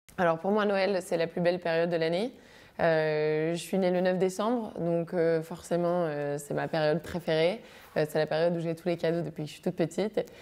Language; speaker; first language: French; native; French